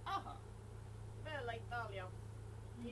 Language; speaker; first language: Polish; native; Polish